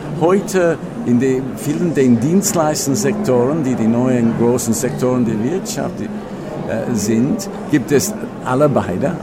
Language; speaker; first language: German; non-native, fluent; English